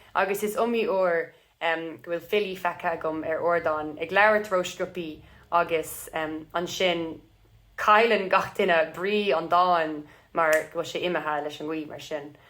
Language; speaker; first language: Irish; non-native, local second language; English